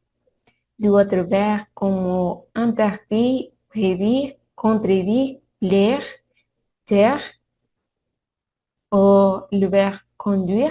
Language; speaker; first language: French; non-native, learner; Spanish